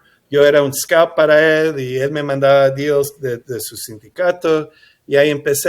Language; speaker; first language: Spanish; early bilingual, heritage; English